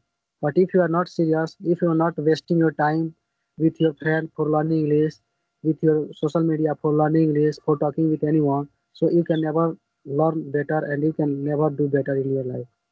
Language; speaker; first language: English; non-native, learner; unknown